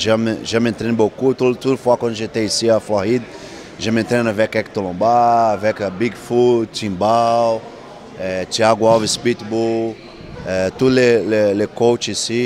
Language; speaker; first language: French; non-native, learner; Portuguese